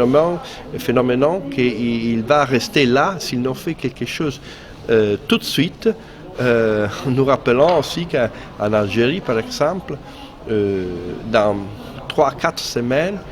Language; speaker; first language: French; non-native, fluent; Italian